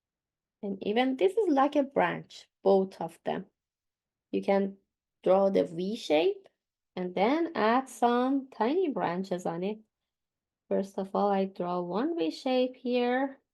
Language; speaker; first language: English; non-native, fluent; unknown